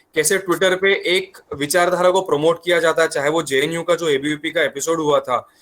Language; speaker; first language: Hindi; non-native, local second language; Marathi